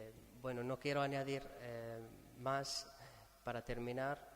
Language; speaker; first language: Spanish; non-native, fluent; Arabic